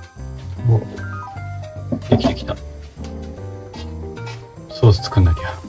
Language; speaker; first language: Japanese; native; Japanese